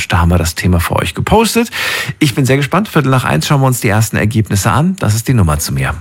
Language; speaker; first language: German; native; German